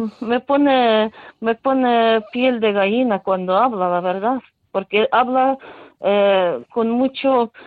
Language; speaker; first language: Spanish; non-native, fluent; Ukrainian